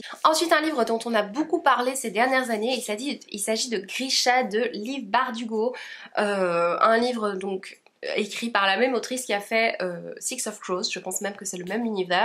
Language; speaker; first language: French; native; French